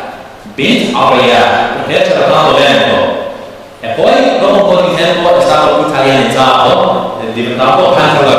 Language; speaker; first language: Italian; non-native, learner; English